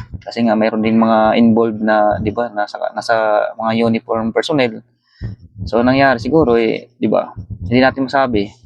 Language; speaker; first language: Filipino; non-native, local second language; Waray